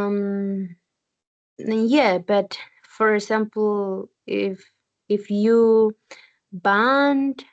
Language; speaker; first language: English; non-native, learner; Spanish